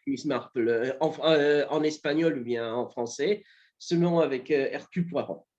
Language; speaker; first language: French; non-native, fluent; Polish